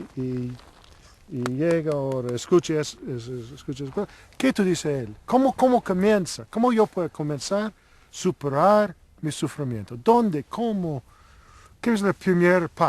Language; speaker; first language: Spanish; non-native, learner; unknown